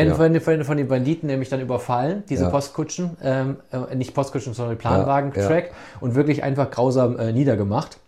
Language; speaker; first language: German; native; German